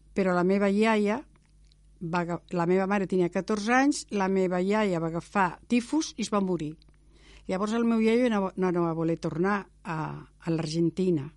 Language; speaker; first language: Catalan; non-native, local second language; Spanish